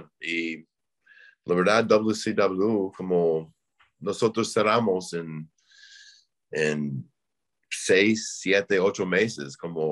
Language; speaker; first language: Spanish; non-native, learner; English